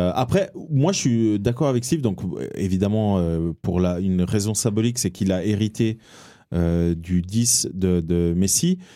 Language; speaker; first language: French; early bilingual, other home language; Portuguese